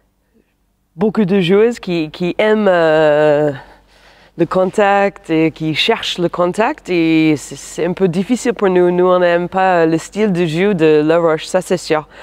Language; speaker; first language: French; non-native, fluent; English